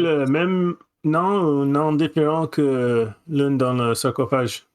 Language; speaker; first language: French; non-native, fluent; English